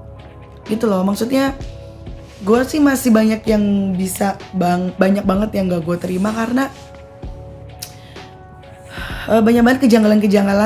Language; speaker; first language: Indonesian; native; Indonesian